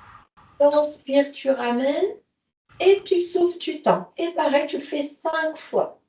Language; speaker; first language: French; native; French